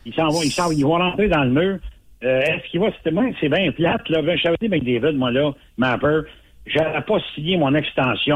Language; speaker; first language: French; native; French